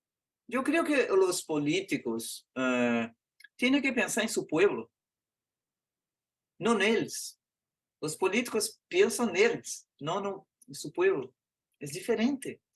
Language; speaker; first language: Spanish; non-native, fluent; Portuguese